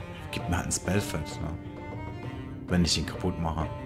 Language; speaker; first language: German; native; German